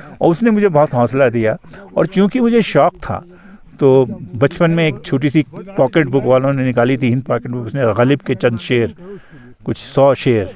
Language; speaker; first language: Urdu; native; Urdu